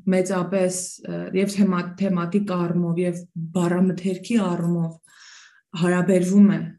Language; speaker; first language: Armenian; native; Armenian